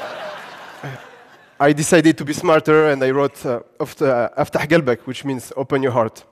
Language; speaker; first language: English; non-native, fluent; French